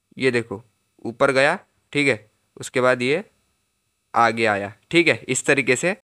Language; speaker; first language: Hindi; native; Hindi